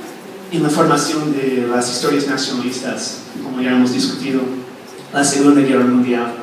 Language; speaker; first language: Spanish; non-native, fluent; English